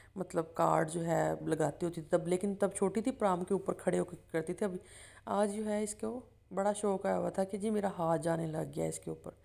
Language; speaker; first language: Urdu; non-native, local second language; Punjabi